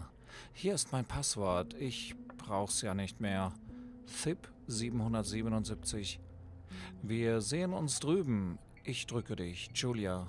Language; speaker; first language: German; native; German